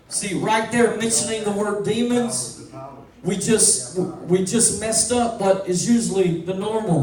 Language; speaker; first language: English; native; English